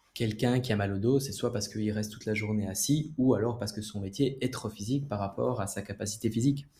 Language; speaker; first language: French; native; French